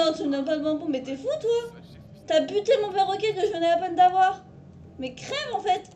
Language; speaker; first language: French; native; French